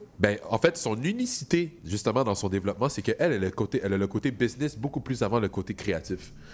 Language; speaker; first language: French; native; French